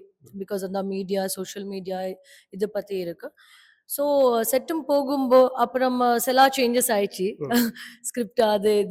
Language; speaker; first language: Tamil; non-native, learner; Malayalam